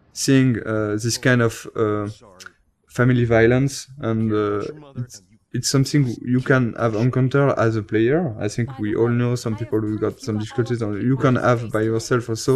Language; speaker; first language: English; non-native, fluent; French